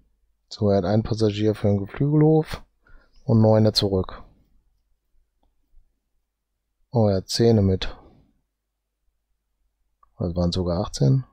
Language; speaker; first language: German; native; German